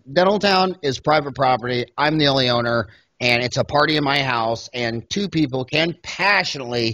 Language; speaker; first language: English; native; English